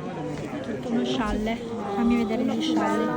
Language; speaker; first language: Italian; native; Italian